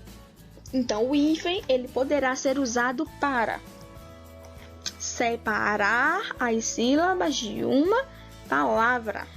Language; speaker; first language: Portuguese; native; Portuguese